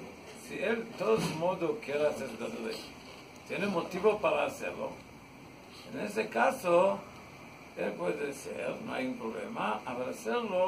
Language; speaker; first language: Spanish; non-native, learner; Hebrew